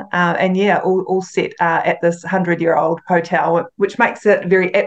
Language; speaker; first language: English; native; English